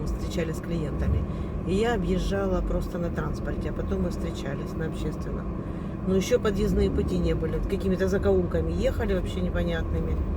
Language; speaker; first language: Russian; native; Russian